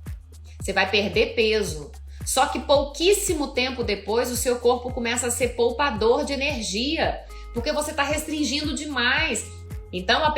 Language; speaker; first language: Portuguese; native; Portuguese